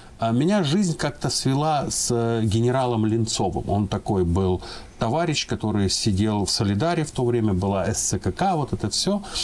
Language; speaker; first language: Russian; non-native, local second language; Ingush